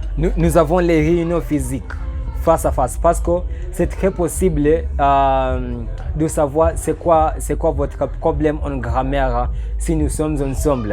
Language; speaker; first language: French; non-native, learner; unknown